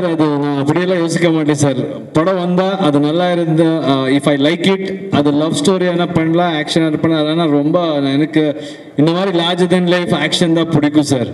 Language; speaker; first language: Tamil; non-native, learner; Kannada